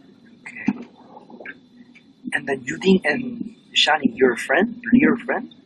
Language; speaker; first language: English; non-native, learner; Korean